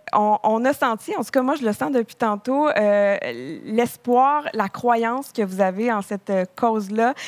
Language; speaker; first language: French; native; French